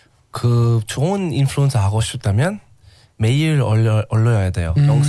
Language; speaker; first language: Korean; non-native, learner; English